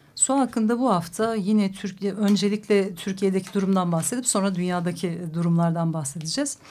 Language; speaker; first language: Turkish; native; Turkish